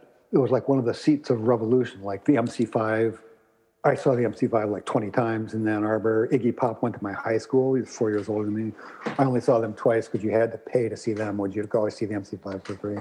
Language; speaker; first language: English; native; English